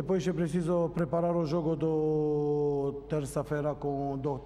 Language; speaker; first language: Portuguese; non-native, fluent; Romanian